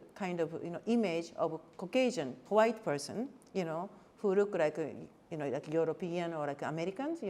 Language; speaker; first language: English; non-native, fluent; Japanese